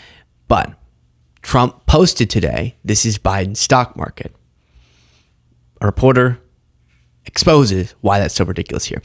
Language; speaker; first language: English; native; English